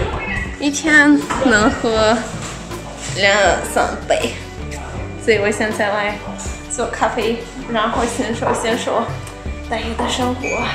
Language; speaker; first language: Chinese; non-native, fluent; Russian